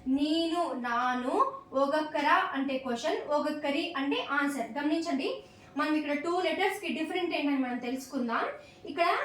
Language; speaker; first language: Telugu; non-native, local second language; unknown